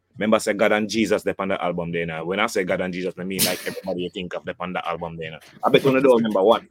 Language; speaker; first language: English; native; English